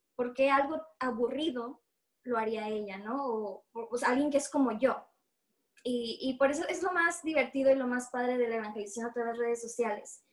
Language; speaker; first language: Spanish; native; Spanish